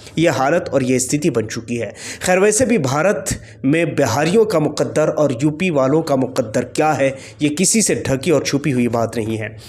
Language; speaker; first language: Hindi; native; Hindi